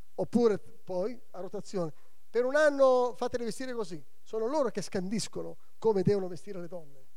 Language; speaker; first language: Italian; native; Italian